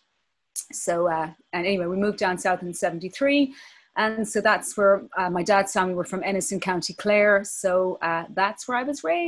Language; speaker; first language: English; native; English